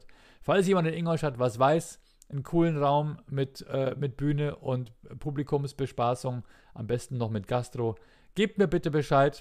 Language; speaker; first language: German; native; German